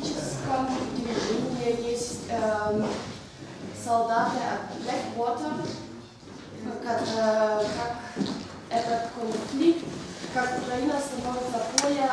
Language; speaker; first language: Russian; non-native, fluent; German